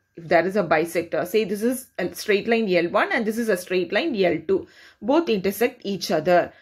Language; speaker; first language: English; non-native, local second language; Tamil